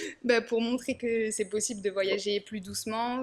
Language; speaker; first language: French; native; French